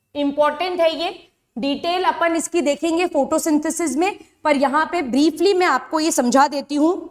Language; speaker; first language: Hindi; native; Hindi